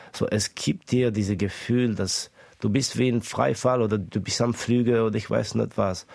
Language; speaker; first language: German; early bilingual, other home language; Estonian